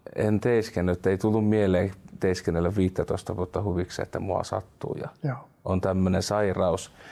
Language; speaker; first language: Finnish; native; Finnish